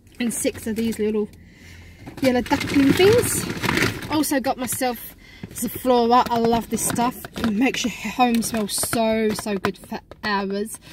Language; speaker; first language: English; native; English